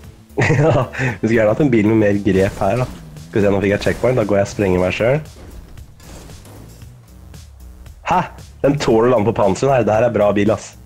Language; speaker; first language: Norwegian; native; Norwegian